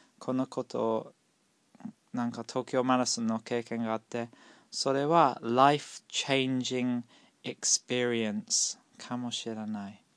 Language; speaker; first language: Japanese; non-native, learner; English